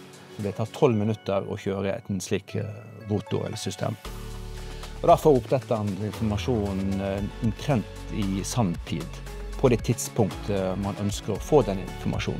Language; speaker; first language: Norwegian; native; Norwegian